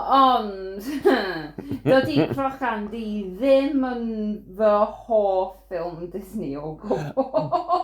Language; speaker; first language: Welsh; non-native, fluent; English